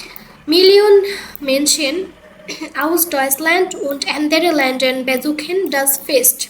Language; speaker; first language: German; non-native, learner; Bangla